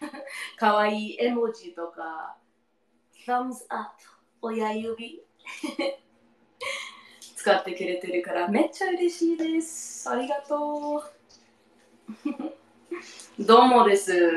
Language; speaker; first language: Japanese; non-native, learner; English